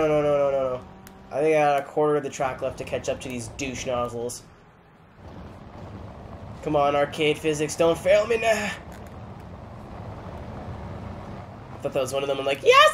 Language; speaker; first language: English; native; English